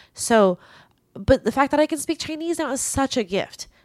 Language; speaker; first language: English; early bilingual, other home language; Chinese